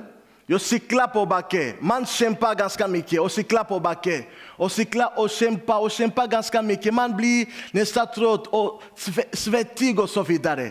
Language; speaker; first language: Swedish; non-native, learner; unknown